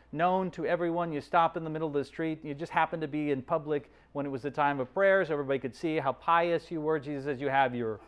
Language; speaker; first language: English; native; English